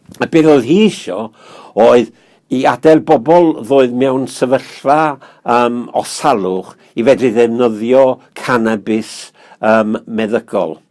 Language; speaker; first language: Welsh; native; Welsh